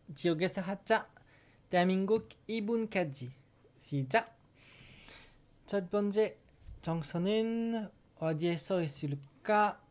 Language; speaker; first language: Korean; non-native, learner; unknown